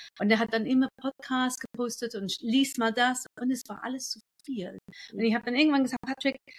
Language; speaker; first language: German; non-native, fluent; English